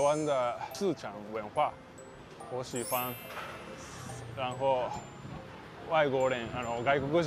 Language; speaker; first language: Chinese; non-native, learner; Japanese